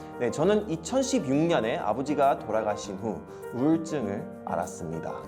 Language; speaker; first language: Korean; early bilingual, heritage; Korean